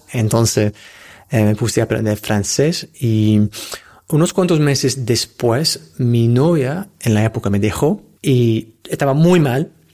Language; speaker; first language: Spanish; non-native, fluent; English